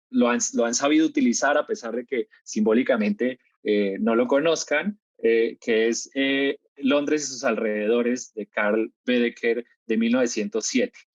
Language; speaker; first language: Spanish; native; Spanish